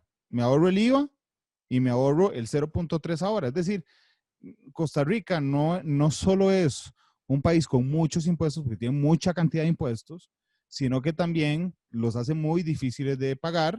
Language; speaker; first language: Spanish; native; Spanish